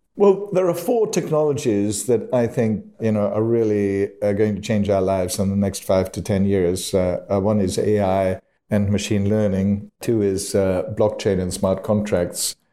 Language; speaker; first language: English; non-native, fluent; German